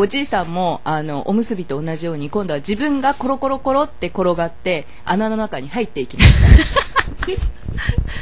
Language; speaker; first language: Japanese; native; Japanese